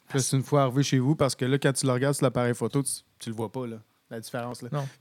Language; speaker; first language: French; native; French